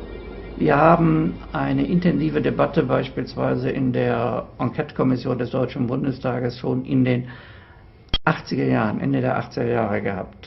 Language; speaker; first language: German; native; German